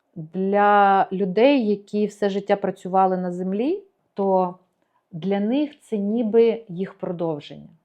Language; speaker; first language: Ukrainian; native; Ukrainian